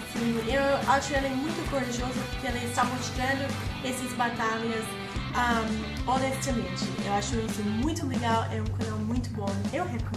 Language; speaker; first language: Portuguese; non-native, learner; English